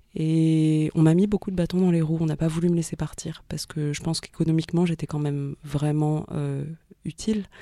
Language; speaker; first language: French; native; French